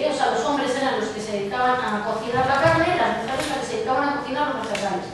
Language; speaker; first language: Spanish; native; Spanish